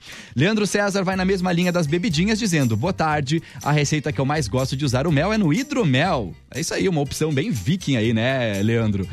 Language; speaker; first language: Portuguese; native; Portuguese